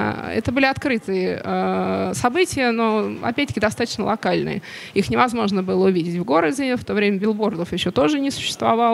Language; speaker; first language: Russian; native; Russian